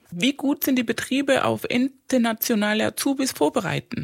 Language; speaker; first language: German; non-native, fluent; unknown